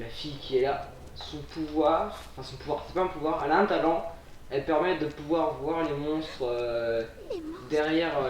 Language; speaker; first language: French; native; French